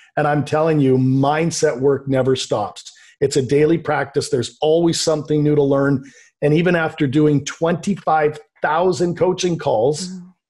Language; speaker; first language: English; native; English